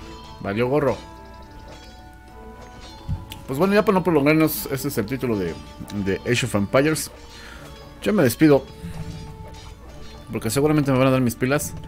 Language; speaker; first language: Spanish; native; Spanish